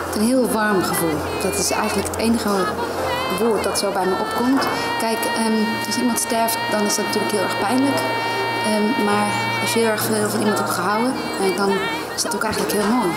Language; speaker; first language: Dutch; native; Dutch